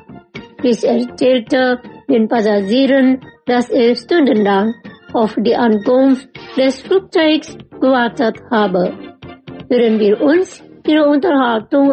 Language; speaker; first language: German; non-native, fluent; Indonesian